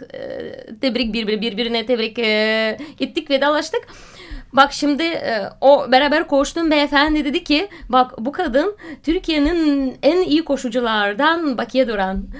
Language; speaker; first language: Turkish; non-native, fluent; Russian